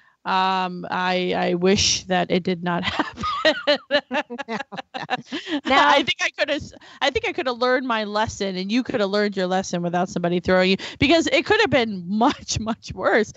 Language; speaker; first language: English; native; English